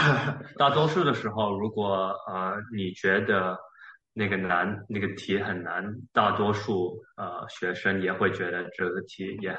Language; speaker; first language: Chinese; early bilingual, heritage; Chinese